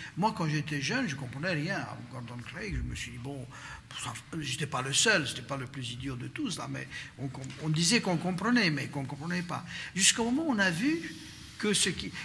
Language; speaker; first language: French; non-native, fluent; Romanian